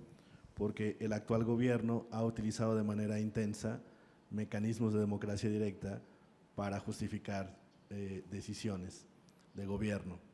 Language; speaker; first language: Spanish; native; Spanish